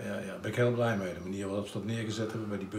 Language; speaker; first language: Dutch; native; Dutch